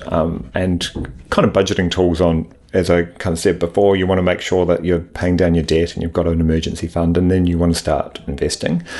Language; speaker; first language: English; native; English